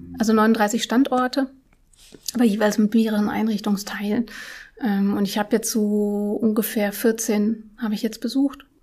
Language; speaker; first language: German; early bilingual, other home language; Russian